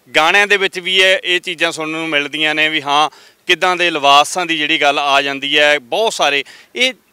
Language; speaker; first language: Punjabi; native; Punjabi